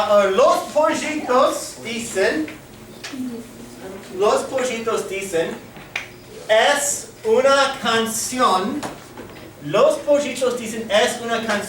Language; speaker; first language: Spanish; non-native, fluent; English